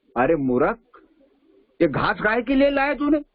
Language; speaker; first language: Hindi; non-native, local second language; Marathi